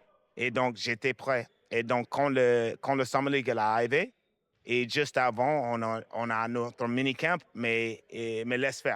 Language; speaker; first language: French; non-native, fluent; English